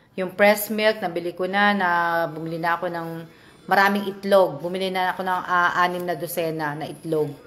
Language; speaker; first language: Filipino; native; Filipino